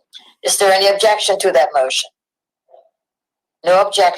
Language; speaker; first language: English; native; English